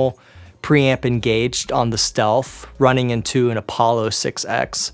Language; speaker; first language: English; native; English